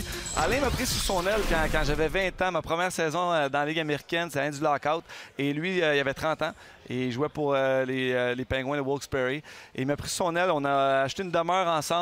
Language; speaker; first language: French; native; French